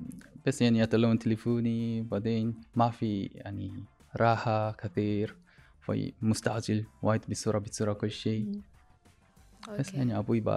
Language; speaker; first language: Arabic; non-native, learner; Korean